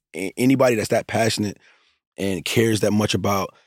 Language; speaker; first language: English; native; English